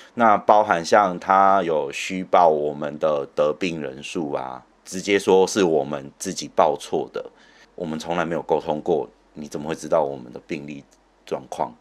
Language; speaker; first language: Chinese; native; Chinese